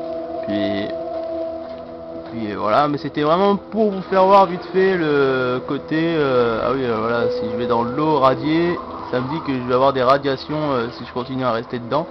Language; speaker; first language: French; native; French